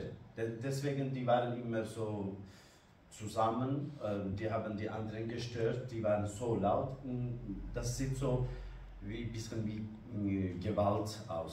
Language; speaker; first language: German; non-native, learner; Kurdish